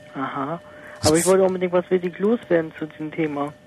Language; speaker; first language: German; early bilingual, other home language; Turkish